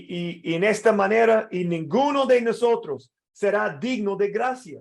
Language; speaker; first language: Spanish; non-native, fluent; English